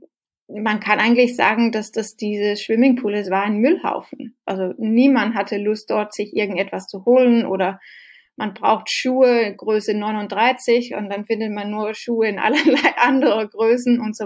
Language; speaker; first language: German; non-native, fluent; Danish